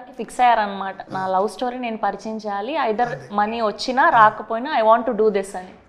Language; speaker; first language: Telugu; native; Telugu